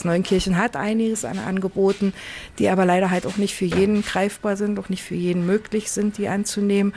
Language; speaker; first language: German; native; German